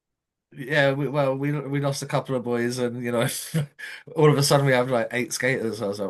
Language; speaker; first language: English; native; English